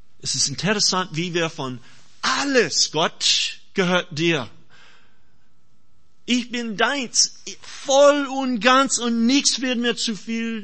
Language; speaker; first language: German; non-native, fluent; English